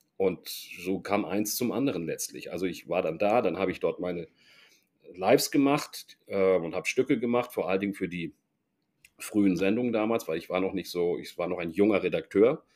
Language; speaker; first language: German; native; German